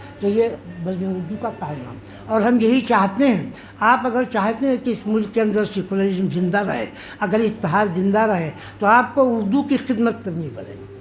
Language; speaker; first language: Urdu; native; Urdu